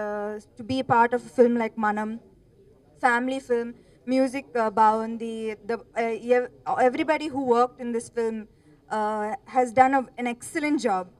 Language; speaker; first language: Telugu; non-native, local second language; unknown